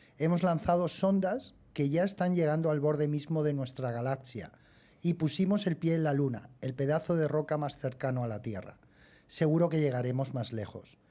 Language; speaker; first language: Spanish; native; Spanish